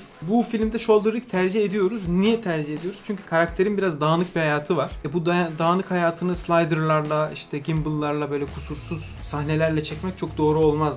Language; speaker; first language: Turkish; native; Turkish